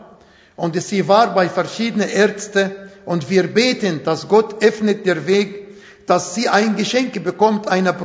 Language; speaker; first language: German; non-native, fluent; Arabic